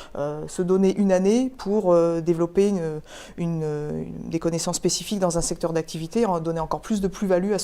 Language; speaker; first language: French; native; French